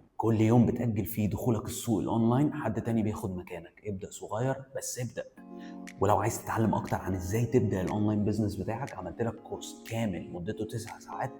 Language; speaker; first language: Arabic; native; Arabic